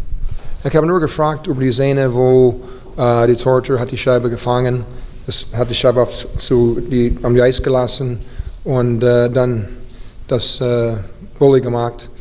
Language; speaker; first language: German; non-native, fluent; English